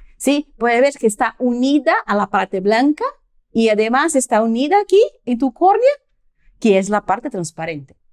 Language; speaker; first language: Spanish; non-native, fluent; Portuguese